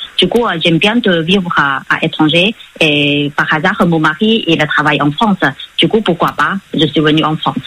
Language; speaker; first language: French; non-native, fluent; Chinese